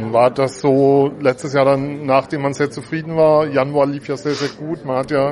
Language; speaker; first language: German; native; German